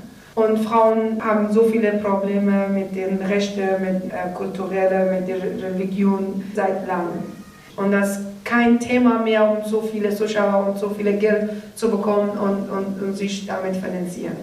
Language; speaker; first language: German; non-native, learner; Persian